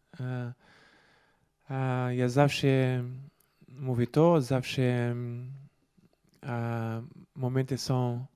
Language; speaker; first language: Polish; non-native, learner; Portuguese